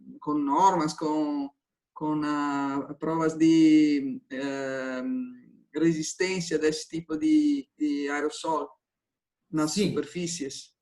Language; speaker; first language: Portuguese; non-native, fluent; Spanish